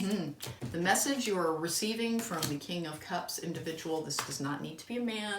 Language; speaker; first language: English; native; English